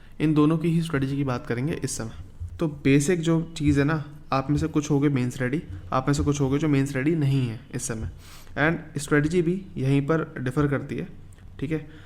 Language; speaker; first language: Hindi; native; Hindi